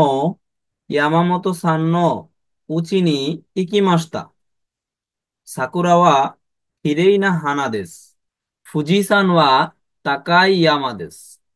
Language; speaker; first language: Japanese; non-native, fluent; Bangla